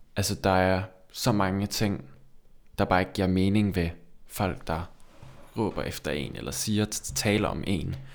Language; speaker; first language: Danish; early bilingual, other home language; Turkish